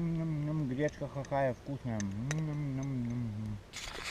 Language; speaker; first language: Russian; non-native, fluent; Lithuanian